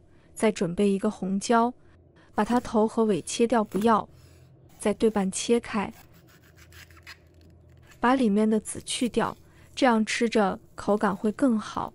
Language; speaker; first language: Chinese; native; Chinese